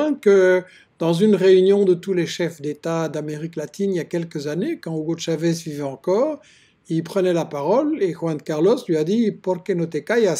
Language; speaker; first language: French; native; French